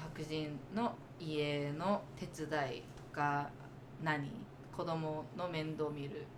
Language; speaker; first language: Japanese; early bilingual, other home language; English